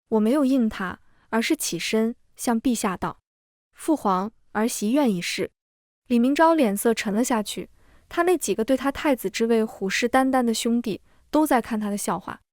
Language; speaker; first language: Chinese; native; Chinese